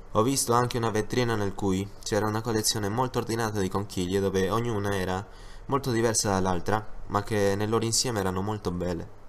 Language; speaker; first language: Italian; non-native, fluent; Spanish